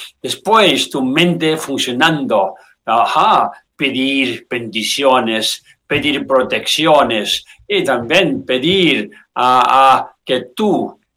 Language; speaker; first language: Spanish; non-native, learner; Tibetan